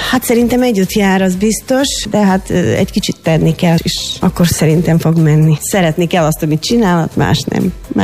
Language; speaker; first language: Hungarian; non-native, fluent; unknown